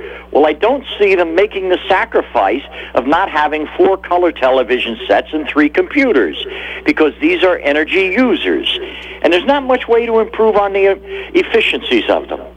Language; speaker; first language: English; native; English